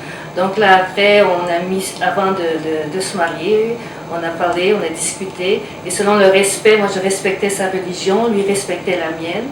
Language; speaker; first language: French; native; French